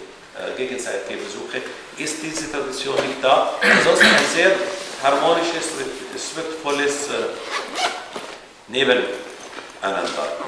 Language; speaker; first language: German; non-native, fluent; Arabic